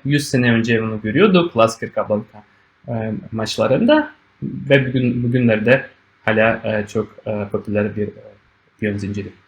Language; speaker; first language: Turkish; non-native, fluent; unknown